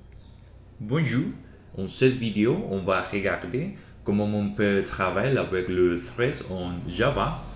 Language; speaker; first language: French; non-native, learner; Spanish